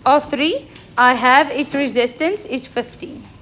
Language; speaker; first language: English; non-native, local second language; Afrikaans